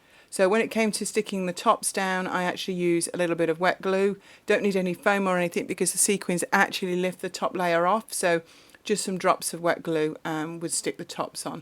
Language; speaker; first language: English; native; English